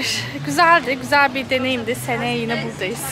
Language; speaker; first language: Turkish; early bilingual, heritage; Turkish